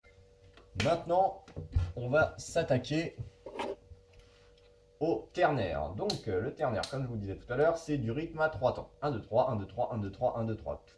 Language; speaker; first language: French; native; French